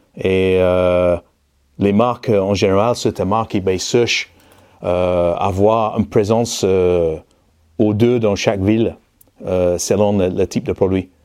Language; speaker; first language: French; non-native, fluent; English